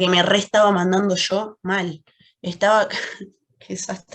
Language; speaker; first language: Spanish; native; Spanish